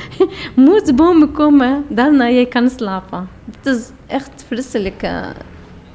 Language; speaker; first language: Dutch; non-native, learner; Arabic